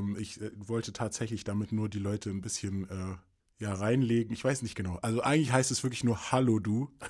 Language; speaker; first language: German; early bilingual, other home language; English